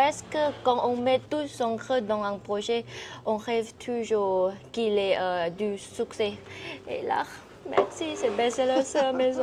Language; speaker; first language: French; non-native, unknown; Thai